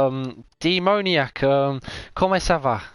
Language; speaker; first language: French; non-native, learner; English